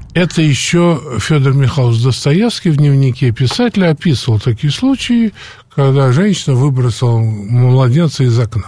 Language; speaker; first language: Russian; native; Russian